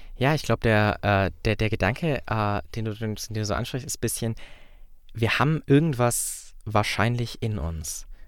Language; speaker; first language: German; native; German